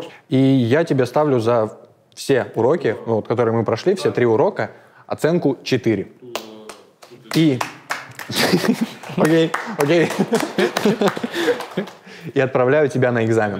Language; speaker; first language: Russian; native; Russian